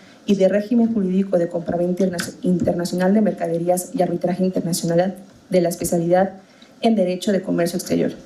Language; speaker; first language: Spanish; native; Spanish